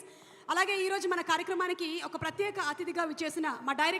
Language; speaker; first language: Telugu; native; Telugu